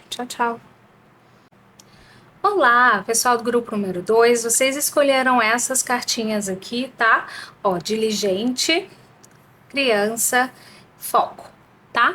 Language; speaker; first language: Portuguese; native; Portuguese